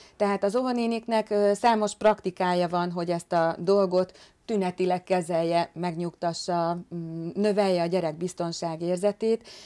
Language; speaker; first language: Hungarian; native; Hungarian